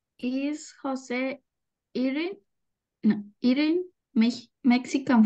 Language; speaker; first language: English; non-native, learner; Spanish